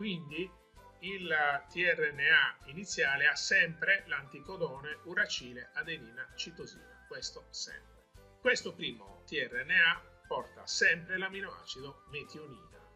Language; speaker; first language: Italian; native; Italian